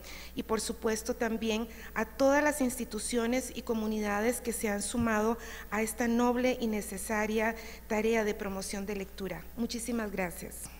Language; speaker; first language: Spanish; native; Spanish